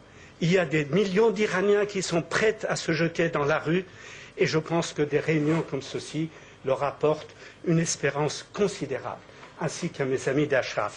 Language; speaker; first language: French; native; French